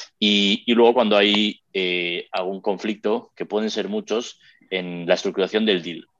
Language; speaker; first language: Spanish; native; Spanish